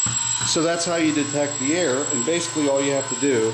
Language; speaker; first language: English; native; English